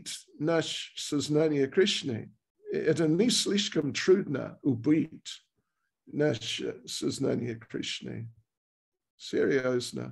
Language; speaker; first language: Russian; non-native, learner; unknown